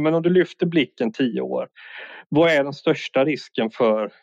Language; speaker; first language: Swedish; native; Swedish